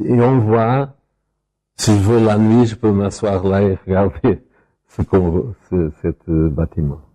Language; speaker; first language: French; non-native, fluent; Portuguese